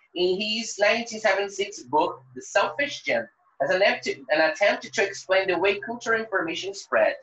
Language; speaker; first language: English; non-native, fluent; Portuguese